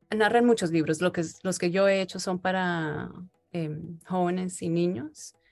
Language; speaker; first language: Spanish; early bilingual, heritage; Spanish